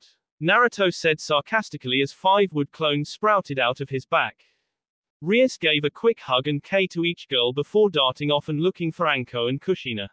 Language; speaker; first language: English; native; English